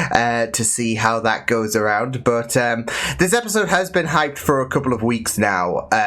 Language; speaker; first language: English; native; English